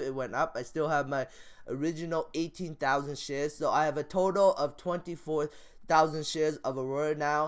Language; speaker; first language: English; native; English